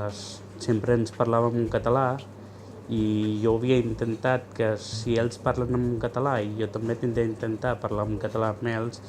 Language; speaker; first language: Catalan; non-native, learner; Punjabi